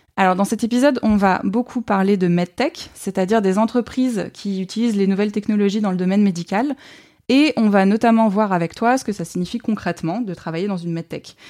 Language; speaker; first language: French; native; French